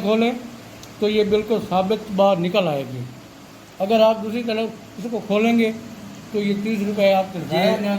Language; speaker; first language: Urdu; non-native, local second language; Punjabi